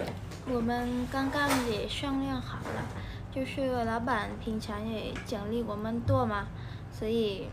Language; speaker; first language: Chinese; non-native, learner; Vietnamese